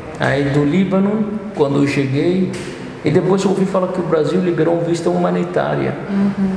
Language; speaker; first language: Portuguese; non-native, fluent; Arabic